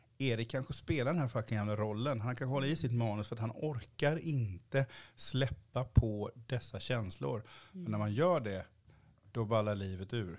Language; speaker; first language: Swedish; early bilingual, other home language; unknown